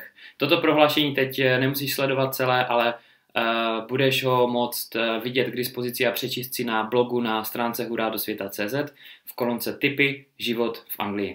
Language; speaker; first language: Czech; native; Czech